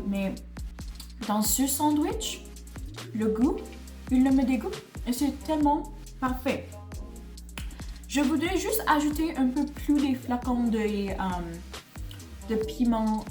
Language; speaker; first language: French; non-native, learner; English